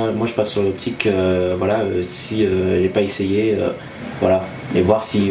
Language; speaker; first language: French; non-native, local second language; Malagasy